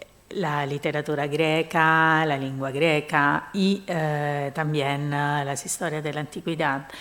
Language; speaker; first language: Spanish; non-native, fluent; Italian